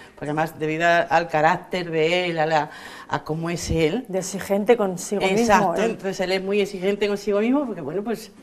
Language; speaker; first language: Spanish; native; Spanish